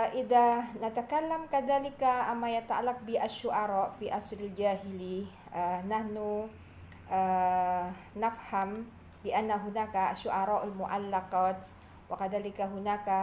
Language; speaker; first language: Arabic; non-native, fluent; Indonesian